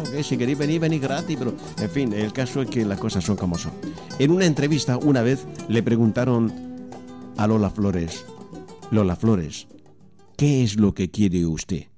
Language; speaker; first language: Spanish; native; Spanish